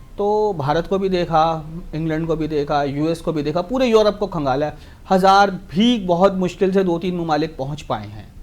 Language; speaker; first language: Urdu; native; Urdu